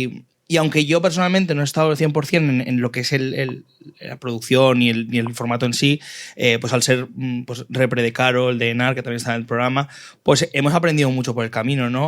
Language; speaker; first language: Spanish; native; Spanish